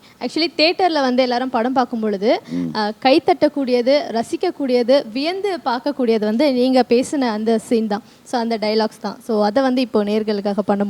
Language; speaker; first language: Tamil; native; Tamil